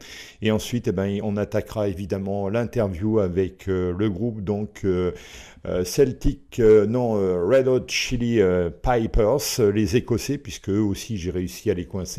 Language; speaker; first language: French; native; French